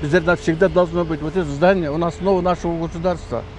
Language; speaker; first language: Russian; non-native, local second language; Kazakh